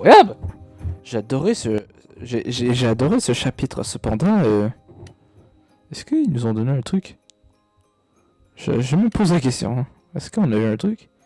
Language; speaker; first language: French; native; French